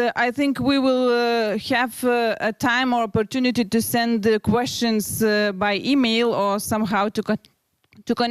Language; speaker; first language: English; non-native, learner; Lithuanian